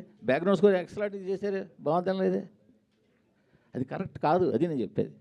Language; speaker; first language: Telugu; native; Telugu